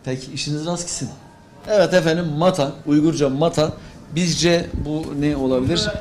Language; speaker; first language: Turkish; native; Turkish